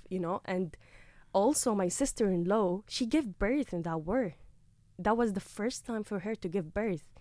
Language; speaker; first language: English; non-native, fluent; Arabic